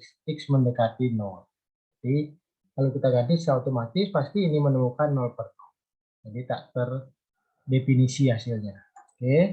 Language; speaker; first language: Indonesian; native; Indonesian